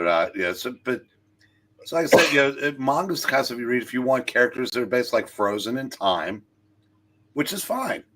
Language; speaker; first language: English; native; English